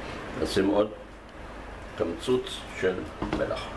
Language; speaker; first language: Hebrew; native; Hebrew